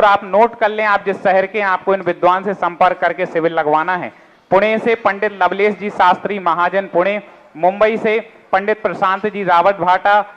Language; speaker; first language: Hindi; native; Hindi